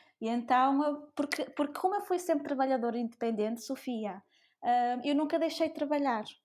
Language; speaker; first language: Portuguese; early bilingual, other home language; Spanish